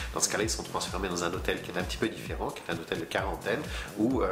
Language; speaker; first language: French; native; French